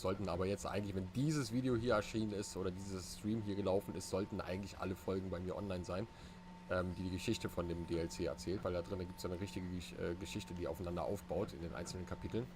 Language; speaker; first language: German; native; German